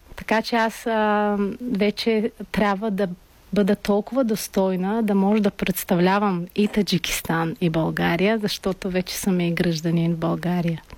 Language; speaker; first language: Bulgarian; non-native, fluent; Tajik